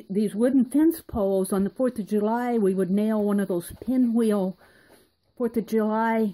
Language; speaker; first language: English; native; English